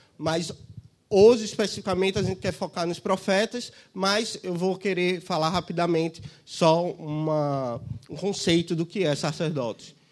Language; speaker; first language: Portuguese; native; Portuguese